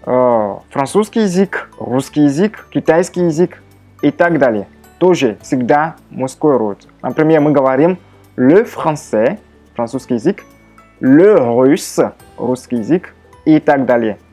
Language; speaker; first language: Russian; non-native, fluent; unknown